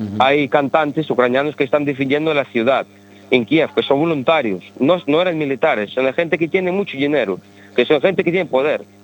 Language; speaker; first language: Spanish; early bilingual, other home language; Ukrainian